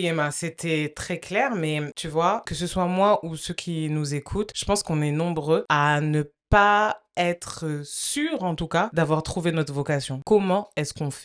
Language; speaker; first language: French; native; French